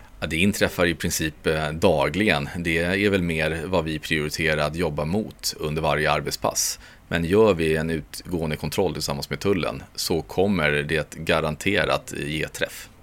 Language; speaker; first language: Swedish; native; Swedish